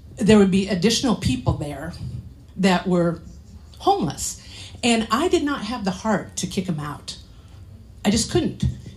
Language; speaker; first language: English; native; English